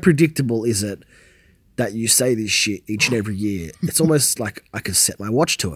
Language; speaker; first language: English; native; English